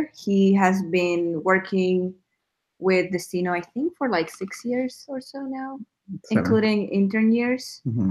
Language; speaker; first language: English; non-native, fluent; Spanish